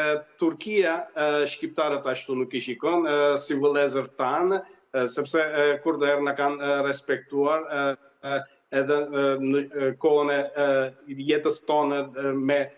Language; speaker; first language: Albanian; early bilingual, heritage; Albanian